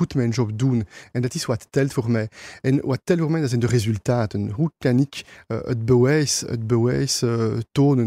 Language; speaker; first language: Dutch; non-native, local second language; French